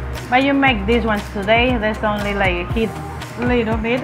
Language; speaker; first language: English; non-native, learner; Spanish